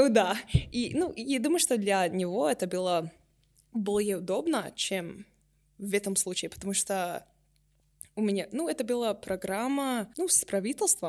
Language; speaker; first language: Russian; non-native, learner; English